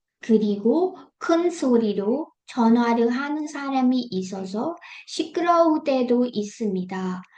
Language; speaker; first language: Korean; non-native, fluent; Burmese